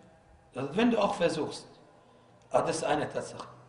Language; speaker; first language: German; non-native, fluent; Arabic